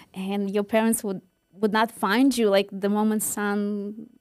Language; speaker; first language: English; non-native, fluent; Ukrainian